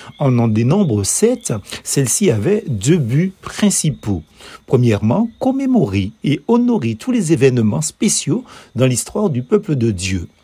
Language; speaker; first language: French; native; French